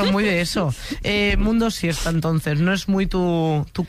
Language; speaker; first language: Spanish; native; Spanish